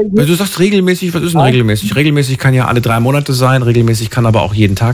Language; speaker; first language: German; native; German